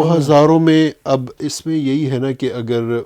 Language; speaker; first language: Urdu; native; Urdu